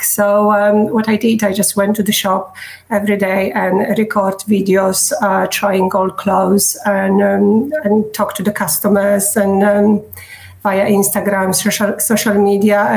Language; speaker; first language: English; non-native, fluent; Polish